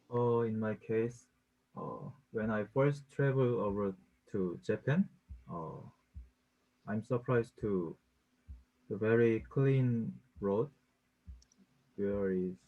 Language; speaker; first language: English; non-native, learner; Korean